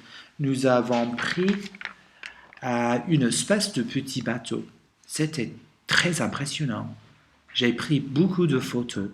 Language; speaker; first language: French; non-native, learner; English